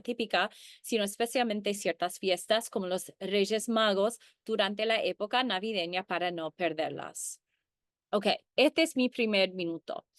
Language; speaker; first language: Spanish; early bilingual, heritage; Spanish